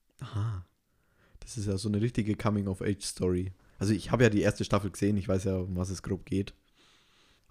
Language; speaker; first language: German; native; German